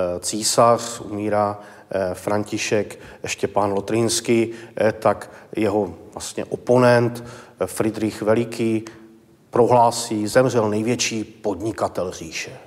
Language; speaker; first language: Czech; native; Czech